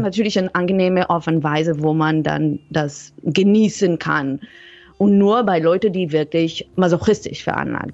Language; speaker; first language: German; non-native, fluent; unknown